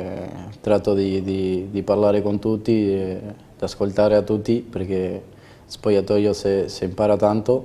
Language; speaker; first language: Italian; non-native, fluent; Spanish